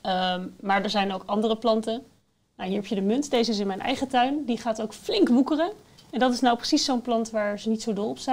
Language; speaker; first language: Dutch; native; Dutch